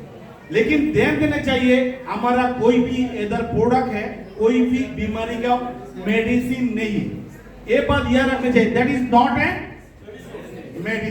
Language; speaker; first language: Hindi; non-native, local second language; Bangla